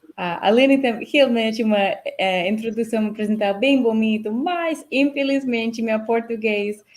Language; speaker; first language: Portuguese; non-native, fluent; English